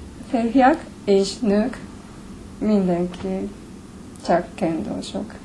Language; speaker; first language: Hungarian; non-native, learner; Japanese